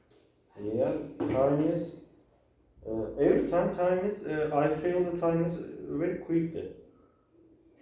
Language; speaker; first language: English; non-native, learner; Turkish